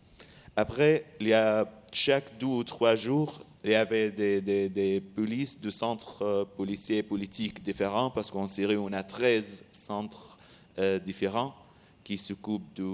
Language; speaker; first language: French; non-native, learner; Arabic